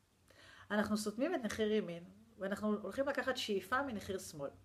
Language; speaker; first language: Hebrew; native; Hebrew